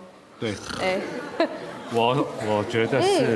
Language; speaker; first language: Chinese; non-native, local second language; Cantonese